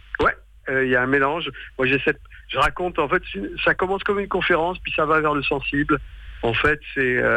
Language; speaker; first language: French; non-native, local second language; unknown